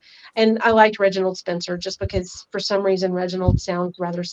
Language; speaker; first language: English; native; English